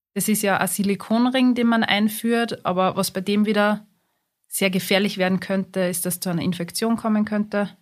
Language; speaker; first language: German; native; German